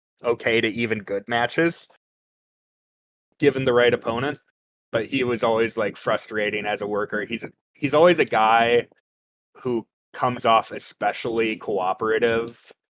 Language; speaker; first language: English; native; English